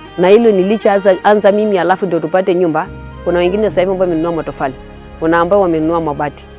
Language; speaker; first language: Swahili; non-native, local second language; Masai